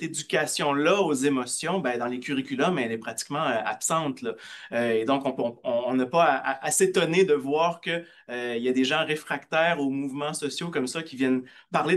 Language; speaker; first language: French; native; French